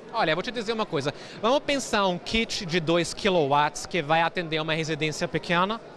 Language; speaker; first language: Portuguese; non-native, fluent; German